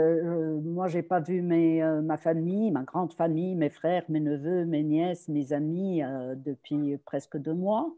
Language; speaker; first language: French; non-native, local second language; Arabic